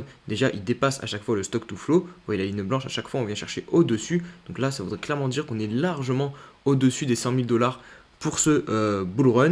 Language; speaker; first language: French; native; French